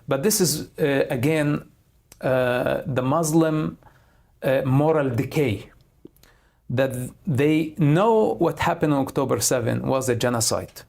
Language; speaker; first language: English; non-native, fluent; Arabic